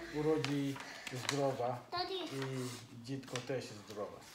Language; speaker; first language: Polish; non-native, learner; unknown